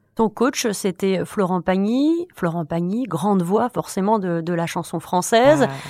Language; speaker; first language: French; native; French